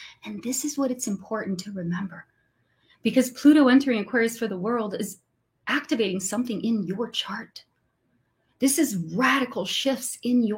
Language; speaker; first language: English; non-native, fluent; Portuguese